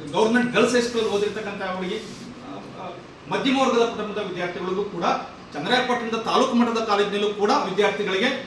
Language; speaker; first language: Kannada; native; Kannada